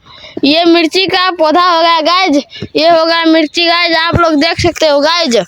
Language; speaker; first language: Hindi; non-native, local second language; Maithili